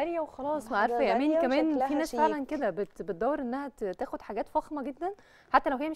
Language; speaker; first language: Arabic; native; Arabic